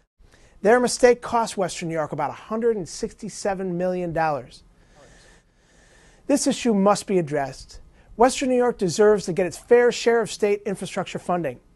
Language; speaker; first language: English; native; English